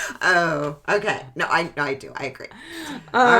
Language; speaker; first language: English; native; English